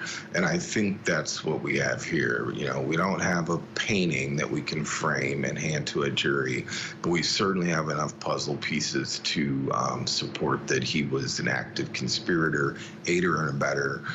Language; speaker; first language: English; native; English